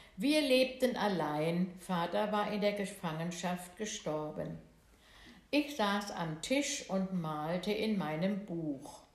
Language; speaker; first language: German; native; German